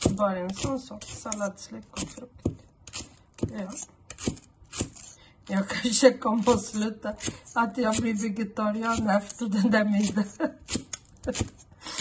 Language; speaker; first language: Swedish; non-native, fluent; Portuguese